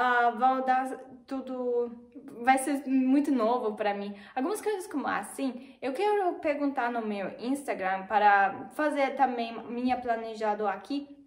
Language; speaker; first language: Portuguese; non-native, fluent; German